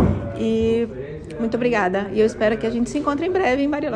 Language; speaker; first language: Portuguese; native; Portuguese